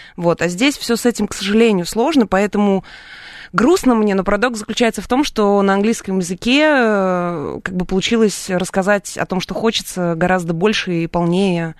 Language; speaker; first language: Russian; native; Russian